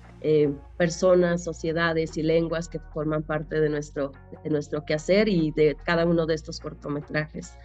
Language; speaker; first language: Spanish; native; Spanish